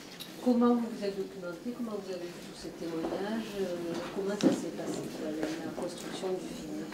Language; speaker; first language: French; native; French